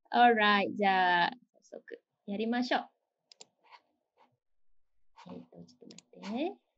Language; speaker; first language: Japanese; non-native, fluent; Malay